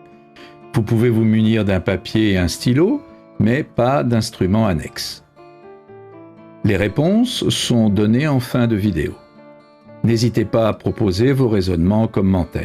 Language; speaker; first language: French; native; French